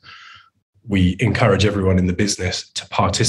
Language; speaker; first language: English; native; English